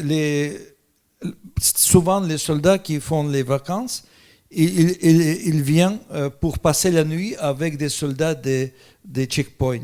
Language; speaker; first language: French; non-native, fluent; Russian